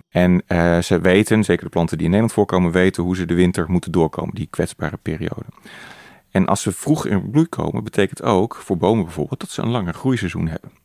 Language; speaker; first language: Dutch; native; Dutch